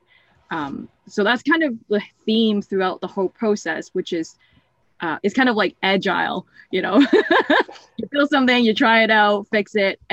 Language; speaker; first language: English; non-native, local second language; Cantonese